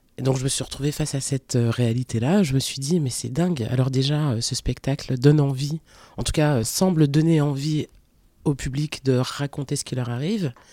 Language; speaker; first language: French; early bilingual, other home language; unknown